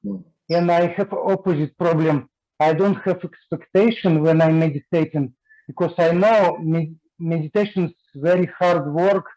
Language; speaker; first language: English; non-native, learner; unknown